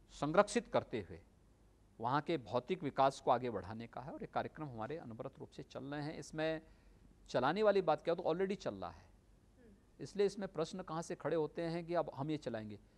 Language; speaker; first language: Hindi; native; Hindi